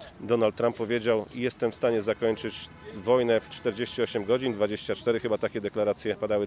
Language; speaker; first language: Polish; native; Polish